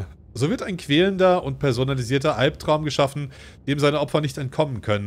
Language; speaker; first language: German; native; German